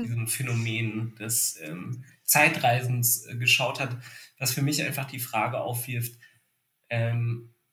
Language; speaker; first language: German; native; German